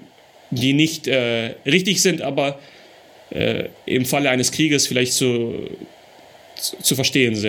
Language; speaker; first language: German; early bilingual, other home language; Russian